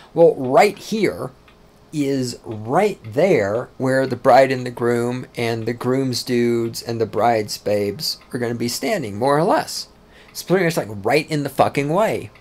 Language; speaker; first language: English; native; English